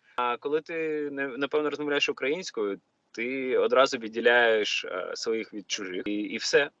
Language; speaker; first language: Ukrainian; non-native, local second language; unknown